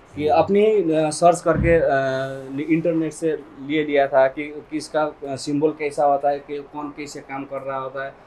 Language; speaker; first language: Hindi; non-native, local second language; Nepali